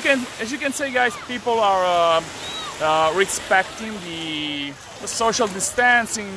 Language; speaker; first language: English; non-native, fluent; Italian